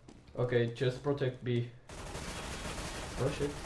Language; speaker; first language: English; non-native, learner; Portuguese